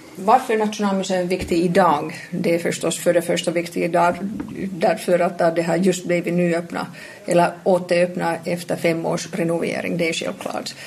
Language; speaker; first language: Swedish; non-native, local second language; Finnish